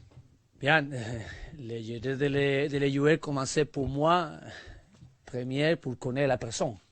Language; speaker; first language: French; non-native, learner; Spanish